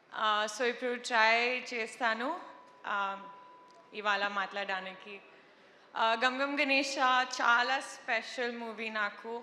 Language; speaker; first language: Telugu; non-native, learner; Hindi